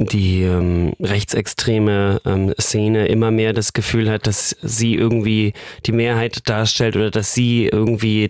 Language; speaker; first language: German; native; German